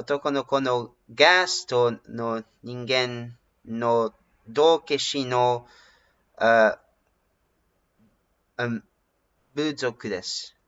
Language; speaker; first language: Japanese; non-native, learner; English